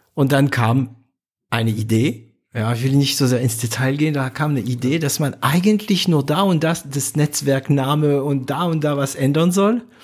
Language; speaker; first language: German; non-native, fluent; French